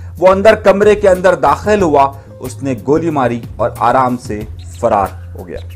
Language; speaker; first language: Urdu; native; Urdu